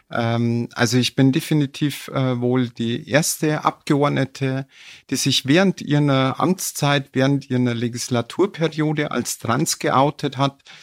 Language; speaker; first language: German; native; German